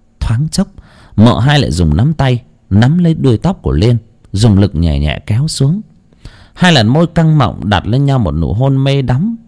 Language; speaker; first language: Vietnamese; non-native, local second language; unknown